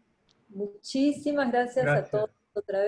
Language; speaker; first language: Spanish; native; Spanish